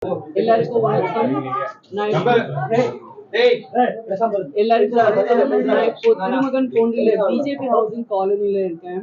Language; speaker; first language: Tamil; non-native, learner; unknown